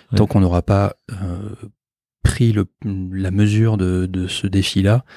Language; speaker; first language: French; native; French